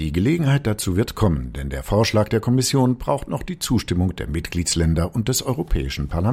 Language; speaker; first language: German; native; German